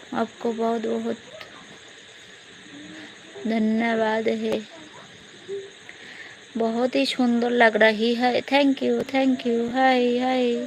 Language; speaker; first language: Hindi; non-native, local second language; Bangla